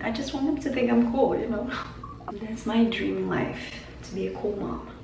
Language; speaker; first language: English; non-native, fluent; Portuguese